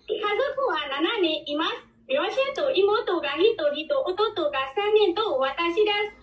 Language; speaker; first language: Japanese; non-native, learner; Burmese